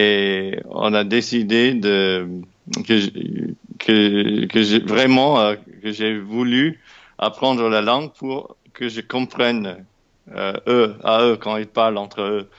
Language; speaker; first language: French; non-native, fluent; English